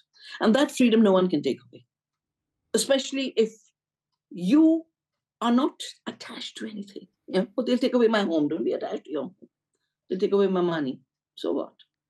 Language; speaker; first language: English; non-native, local second language; Hindi